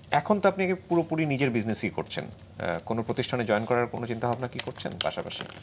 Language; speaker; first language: Bangla; native; Bangla